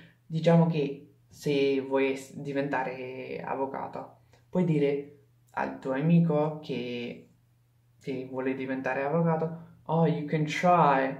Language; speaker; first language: Italian; non-native, fluent; English